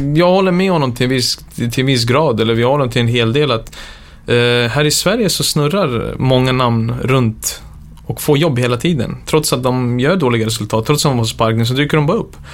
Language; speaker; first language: Swedish; early bilingual, other home language; Serbian